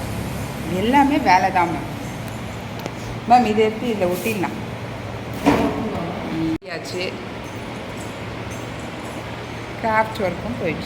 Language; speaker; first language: Tamil; native; Tamil